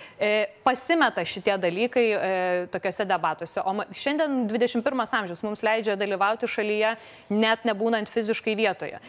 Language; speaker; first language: Lithuanian; native; Lithuanian